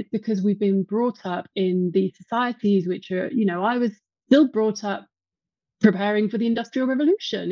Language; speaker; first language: English; native; English